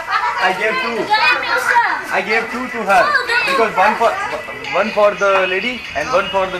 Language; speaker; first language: English; non-native, learner; Hindi